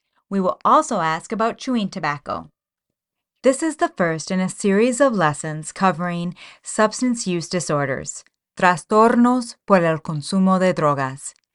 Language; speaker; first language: English; native; English